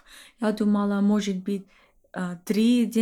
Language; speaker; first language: Russian; non-native, learner; English